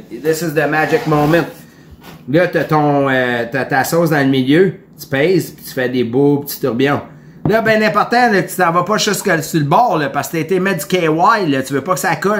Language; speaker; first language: French; native; French